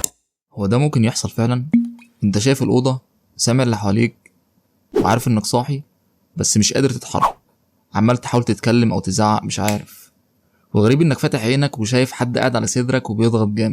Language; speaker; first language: Arabic; native; Arabic